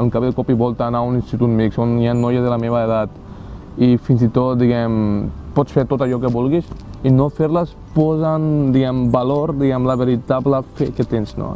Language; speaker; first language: Catalan; non-native, fluent; Urdu